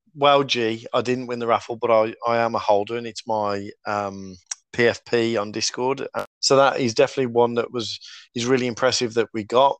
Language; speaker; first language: English; native; English